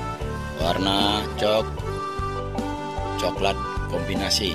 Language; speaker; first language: Indonesian; native; Indonesian